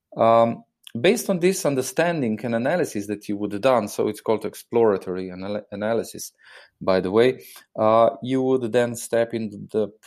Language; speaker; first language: English; non-native, fluent; Slovenian